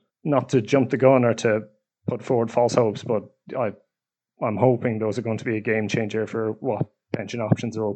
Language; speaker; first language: English; native; English